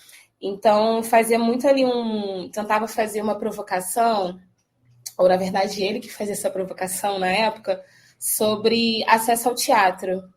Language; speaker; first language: Portuguese; native; Portuguese